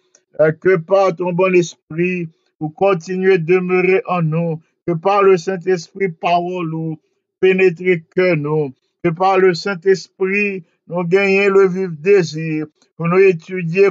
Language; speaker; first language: French; non-native, local second language; Haitian Creole